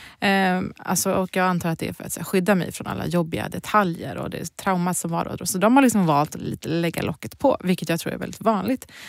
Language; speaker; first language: Swedish; early bilingual, other home language; Persian